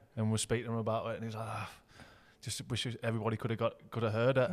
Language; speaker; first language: English; native; English